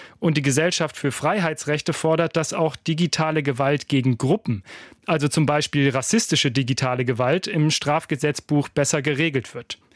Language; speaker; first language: German; native; German